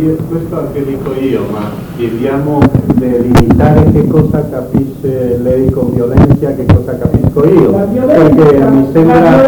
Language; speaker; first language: Italian; non-native, learner; Spanish